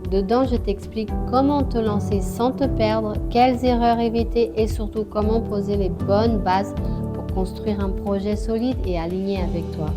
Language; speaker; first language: French; non-native, fluent; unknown